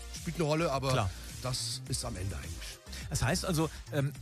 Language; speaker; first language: German; native; German